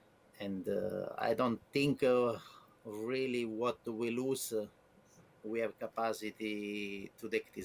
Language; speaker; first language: English; non-native, learner; Italian